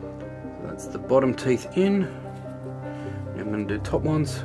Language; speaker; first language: English; native; English